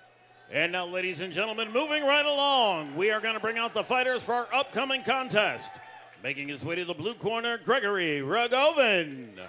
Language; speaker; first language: English; native; English